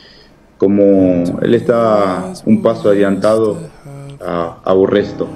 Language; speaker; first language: Portuguese; non-native, fluent; Spanish